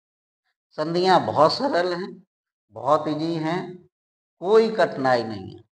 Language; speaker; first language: Hindi; native; Hindi